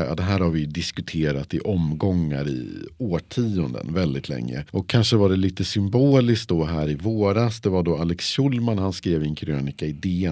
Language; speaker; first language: Swedish; native; Swedish